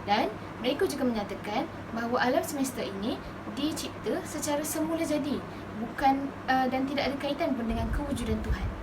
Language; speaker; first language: Malay; native; Malay